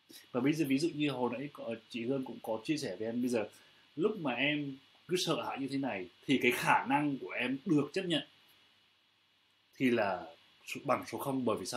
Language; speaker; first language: Vietnamese; native; Vietnamese